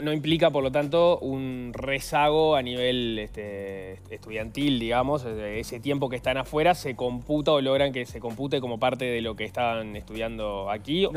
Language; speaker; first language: Spanish; native; Spanish